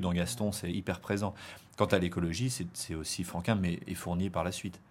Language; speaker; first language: French; native; French